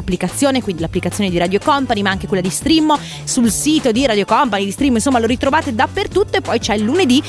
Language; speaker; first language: Italian; native; Italian